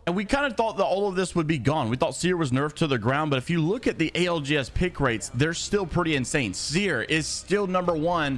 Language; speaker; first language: English; native; English